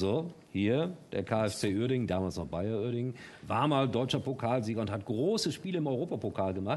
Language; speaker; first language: German; native; German